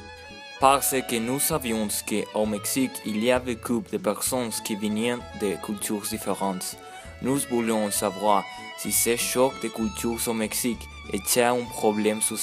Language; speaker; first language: French; non-native, learner; Spanish